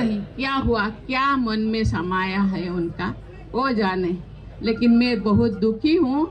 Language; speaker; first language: Hindi; non-native, local second language; Santali